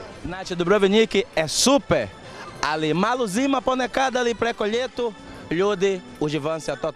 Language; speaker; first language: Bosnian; non-native, learner; Portuguese